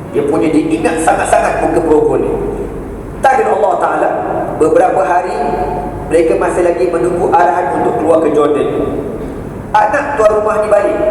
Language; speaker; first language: Malay; native; Malay